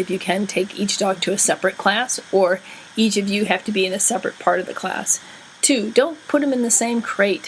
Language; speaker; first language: English; native; English